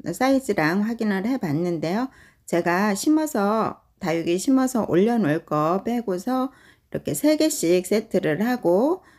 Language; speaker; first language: Korean; native; Korean